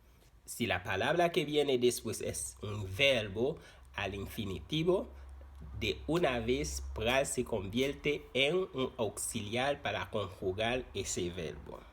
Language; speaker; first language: Spanish; non-native, fluent; Haitian Creole